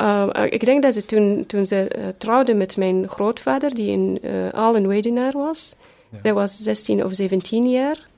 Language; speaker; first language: Dutch; early bilingual, other home language; Arabic